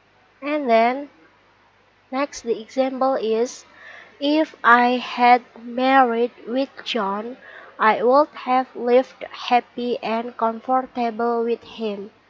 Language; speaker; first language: English; non-native, learner; Indonesian